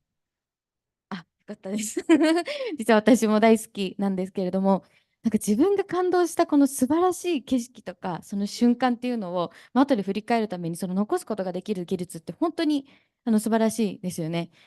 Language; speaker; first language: Japanese; native; Japanese